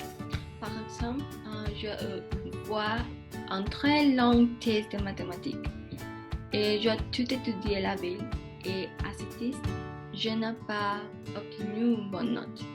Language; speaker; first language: French; non-native, learner; Spanish